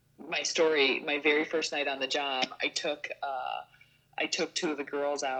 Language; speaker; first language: English; native; English